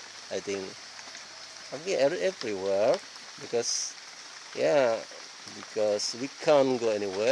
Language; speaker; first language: English; non-native, learner; Indonesian